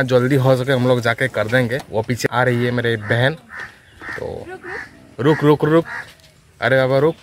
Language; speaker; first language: Hindi; non-native, local second language; Odia